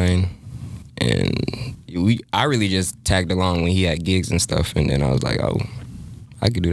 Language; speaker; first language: English; native; English